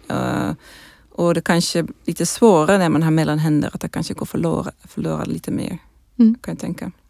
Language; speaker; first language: Swedish; non-native, fluent; Dutch